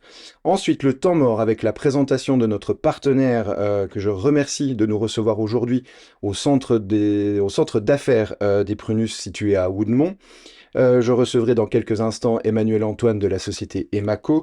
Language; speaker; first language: French; native; French